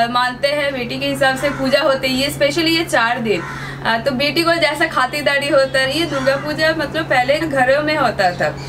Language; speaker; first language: Hindi; non-native, local second language; Bangla